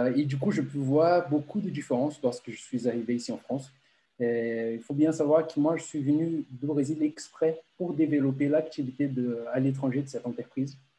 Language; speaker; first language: French; non-native, fluent; Portuguese